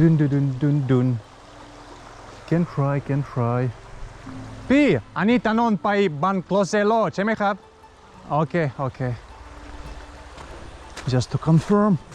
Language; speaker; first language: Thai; non-native, learner; Russian